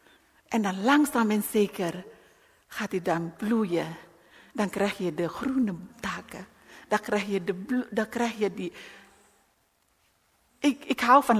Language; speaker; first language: Dutch; non-native, learner; Indonesian